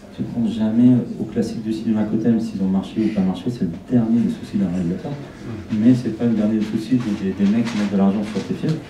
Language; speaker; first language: French; non-native, fluent; Spanish